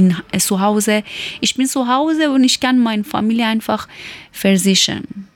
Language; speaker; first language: German; non-native, learner; Persian